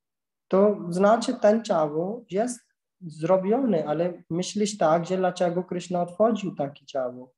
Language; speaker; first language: Polish; non-native, learner; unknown